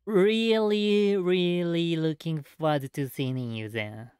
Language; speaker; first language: English; non-native, learner; Japanese